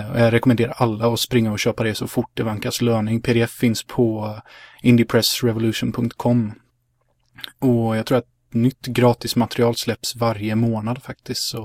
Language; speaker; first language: Swedish; early bilingual, other home language; Hungarian